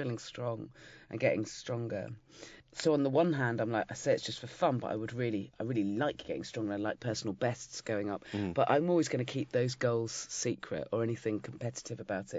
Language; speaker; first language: English; native; English